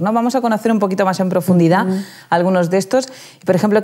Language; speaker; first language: Spanish; native; Spanish